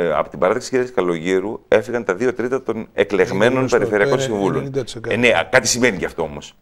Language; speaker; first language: Greek; native; Greek